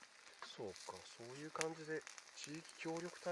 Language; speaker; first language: Japanese; native; Japanese